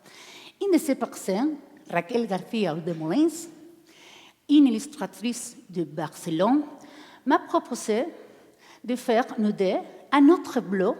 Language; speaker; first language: French; non-native, learner; Spanish